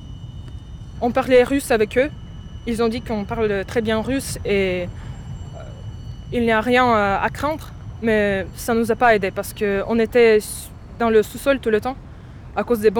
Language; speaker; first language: French; non-native, fluent; Ukrainian